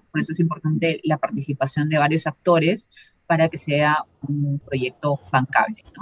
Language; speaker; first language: Spanish; native; Spanish